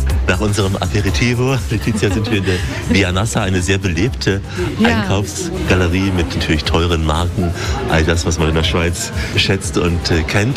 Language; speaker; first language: German; native; German